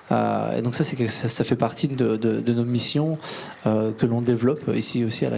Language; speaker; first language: French; native; French